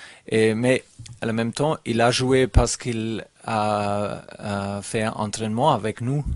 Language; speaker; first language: French; non-native, learner; German